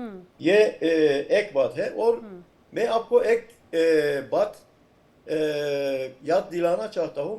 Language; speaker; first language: Hindi; non-native, fluent; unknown